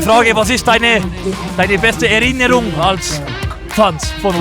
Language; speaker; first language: German; non-native, learner; French